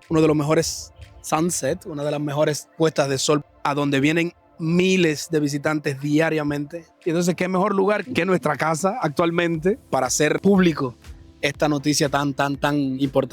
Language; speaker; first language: Spanish; native; Spanish